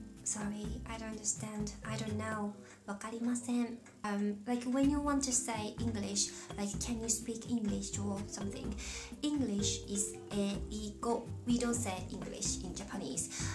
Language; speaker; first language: English; non-native, fluent; Japanese